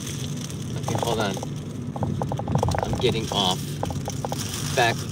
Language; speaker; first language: English; native; English